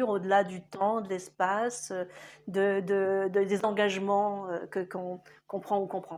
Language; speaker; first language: French; native; French